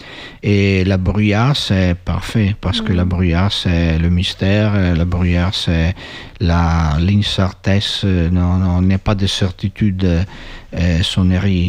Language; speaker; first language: French; non-native, fluent; Italian